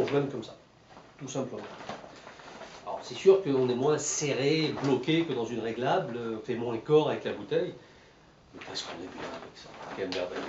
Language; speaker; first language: French; native; French